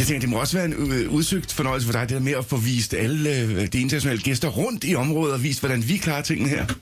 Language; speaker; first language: Danish; native; Danish